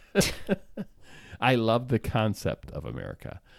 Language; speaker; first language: English; native; English